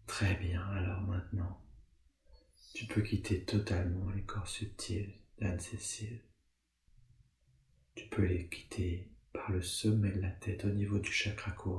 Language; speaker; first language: French; native; French